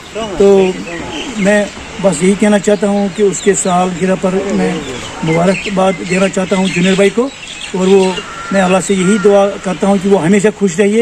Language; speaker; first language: Hindi; non-native, local second language; Kashmiri